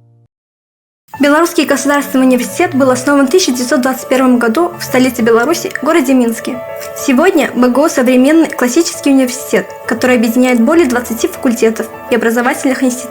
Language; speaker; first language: Russian; native; Russian